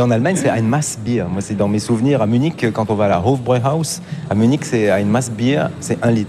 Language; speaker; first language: French; native; French